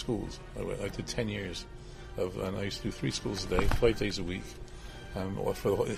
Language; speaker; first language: English; native; English